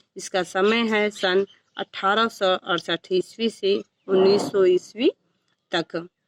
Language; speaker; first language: Hindi; native; Hindi